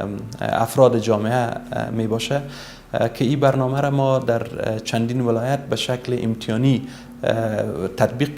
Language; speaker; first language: Persian; native; Persian